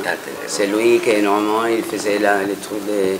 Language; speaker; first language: French; non-native, fluent; Spanish